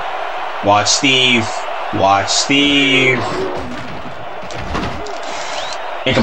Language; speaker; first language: English; native; English